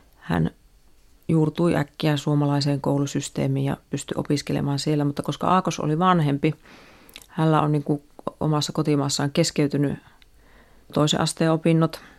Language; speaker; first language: Finnish; native; Finnish